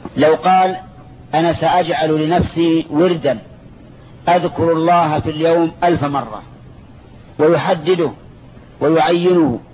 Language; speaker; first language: Arabic; native; Arabic